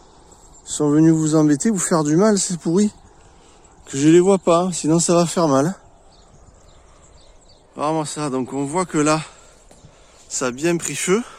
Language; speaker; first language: French; native; French